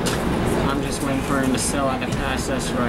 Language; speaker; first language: English; native; English